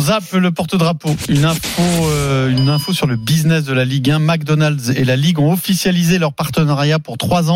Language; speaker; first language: French; native; French